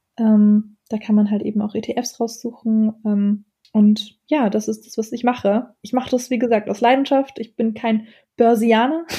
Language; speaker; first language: German; early bilingual, other home language; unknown